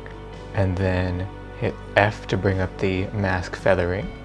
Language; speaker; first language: English; native; English